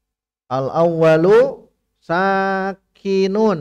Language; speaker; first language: Arabic; non-native, fluent; Indonesian